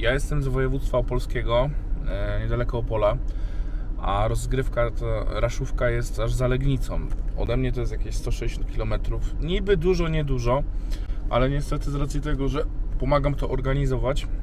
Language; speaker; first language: Polish; native; Polish